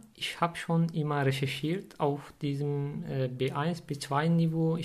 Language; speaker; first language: German; non-native, fluent; Turkish